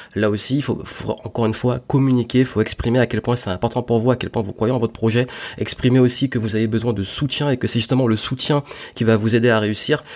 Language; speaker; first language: French; native; French